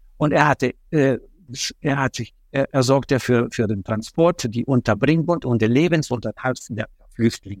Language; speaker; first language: German; non-native, fluent; Spanish